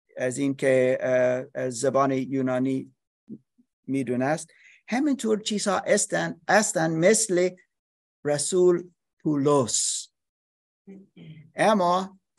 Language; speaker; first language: Persian; non-native, learner; English